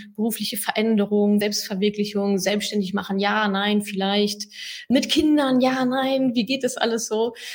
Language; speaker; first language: German; native; German